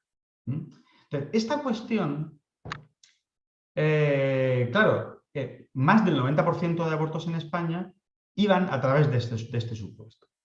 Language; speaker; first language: Spanish; native; Spanish